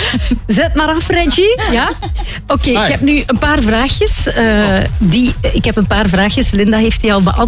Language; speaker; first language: Dutch; native; Dutch